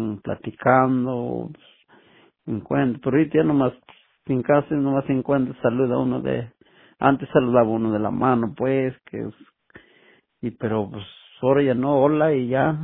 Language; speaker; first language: Spanish; native; Spanish